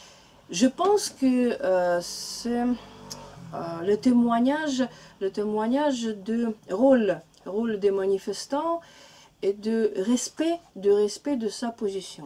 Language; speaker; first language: French; non-native, learner; Russian